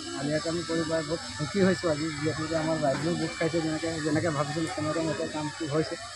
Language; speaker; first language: Assamese; non-native, local second language; Odia